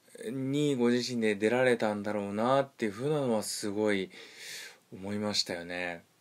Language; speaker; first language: Japanese; native; Japanese